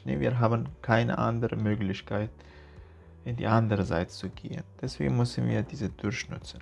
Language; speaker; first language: German; non-native, fluent; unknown